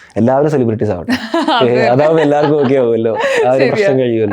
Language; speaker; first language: Malayalam; native; Malayalam